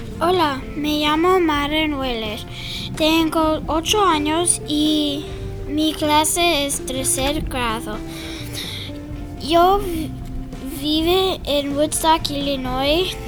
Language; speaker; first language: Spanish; non-native, learner; English